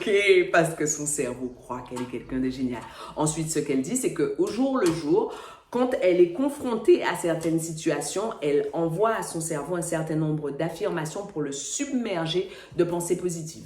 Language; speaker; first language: French; native; French